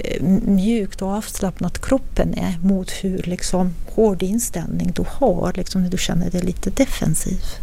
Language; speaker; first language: Swedish; non-native, fluent; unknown